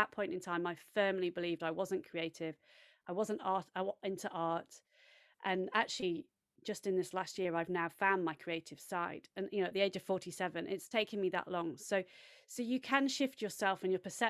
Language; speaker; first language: English; native; English